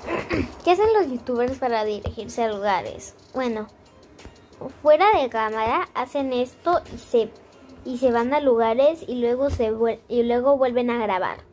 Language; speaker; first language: Spanish; native; Spanish